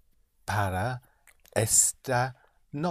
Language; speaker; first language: Spanish; non-native, learner; English